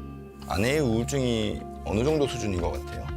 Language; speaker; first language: Korean; native; Korean